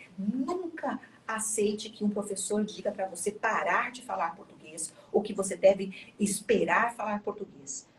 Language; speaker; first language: Portuguese; native; Portuguese